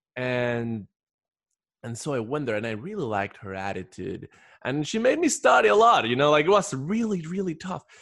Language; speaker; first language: English; non-native, fluent; Spanish